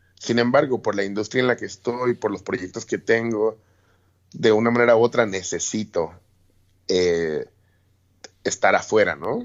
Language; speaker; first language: Spanish; native; Spanish